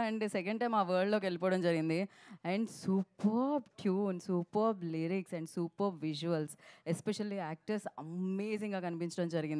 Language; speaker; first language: Telugu; native; Telugu